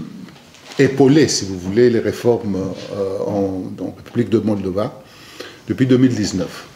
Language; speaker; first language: French; non-native, fluent; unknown